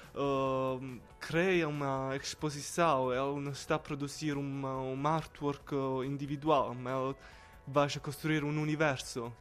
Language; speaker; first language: Portuguese; non-native, learner; Italian